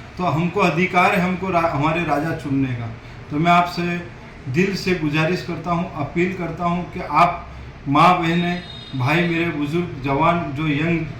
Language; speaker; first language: Hindi; non-native, local second language; Gujarati